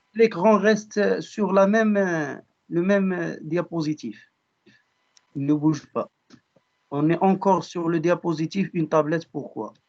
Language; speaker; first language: French; non-native, local second language; Arabic